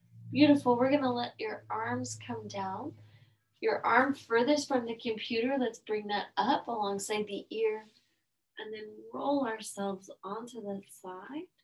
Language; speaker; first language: English; native; English